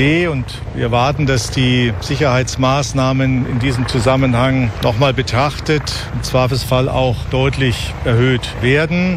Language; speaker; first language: German; native; German